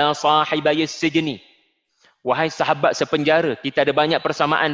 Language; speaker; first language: Malay; native; Malay